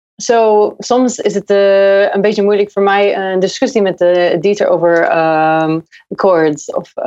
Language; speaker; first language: Dutch; non-native, learner; English